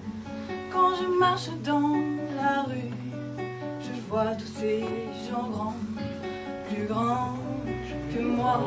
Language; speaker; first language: French; native; French